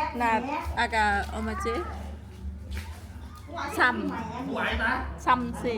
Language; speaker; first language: Korean; non-native, learner; Vietnamese